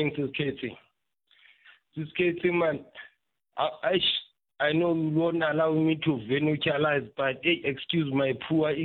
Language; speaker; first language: English; non-native, local second language; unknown